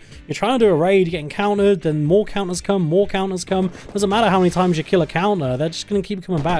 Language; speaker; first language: English; native; English